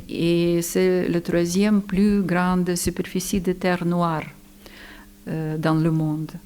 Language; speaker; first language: French; non-native, fluent; Ukrainian